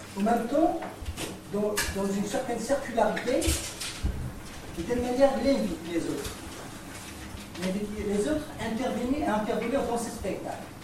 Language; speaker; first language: French; non-native, local second language; Arabic